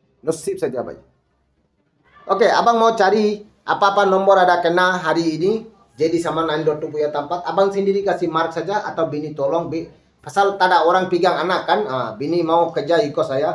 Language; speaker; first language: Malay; non-native, learner; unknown